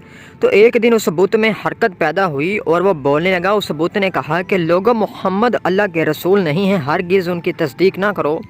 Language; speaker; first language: Urdu; native; Urdu